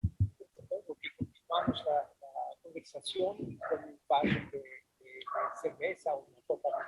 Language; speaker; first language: Spanish; non-native, fluent; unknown